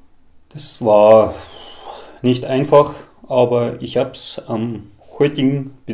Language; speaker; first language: German; non-native, fluent; Russian